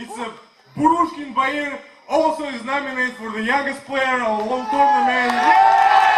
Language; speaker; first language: English; non-native, learner; Russian